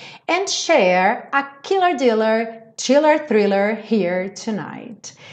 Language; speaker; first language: English; non-native, fluent; Portuguese